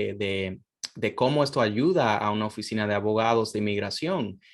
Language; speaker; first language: Spanish; non-native, fluent; English